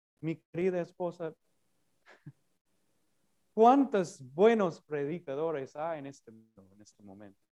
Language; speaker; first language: Spanish; non-native, fluent; English